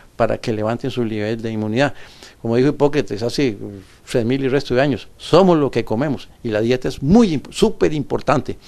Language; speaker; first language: Spanish; native; Spanish